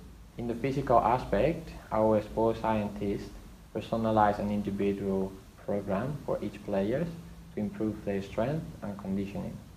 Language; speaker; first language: English; non-native, fluent; Spanish